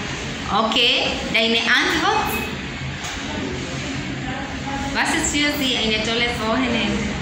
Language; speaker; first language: German; non-native, learner; English